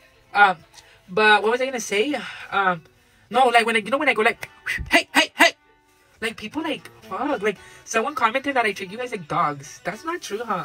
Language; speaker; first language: English; early bilingual, other home language; Spanish